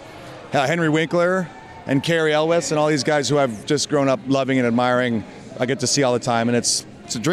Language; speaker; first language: English; native; English